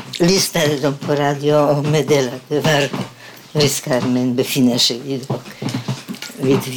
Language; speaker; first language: Swedish; non-native, fluent; Polish